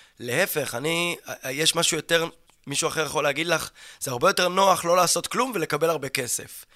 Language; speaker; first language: Hebrew; native; Hebrew